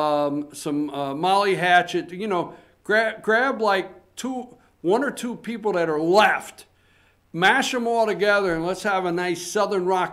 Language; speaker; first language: English; native; English